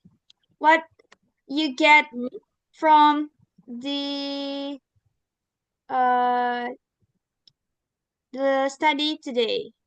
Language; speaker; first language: English; non-native, learner; Indonesian